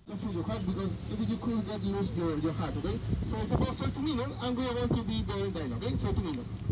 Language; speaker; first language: English; non-native, learner; Spanish